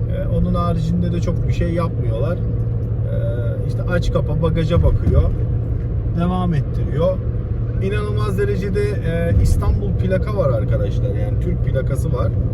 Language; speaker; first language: Turkish; early bilingual, heritage; Turkish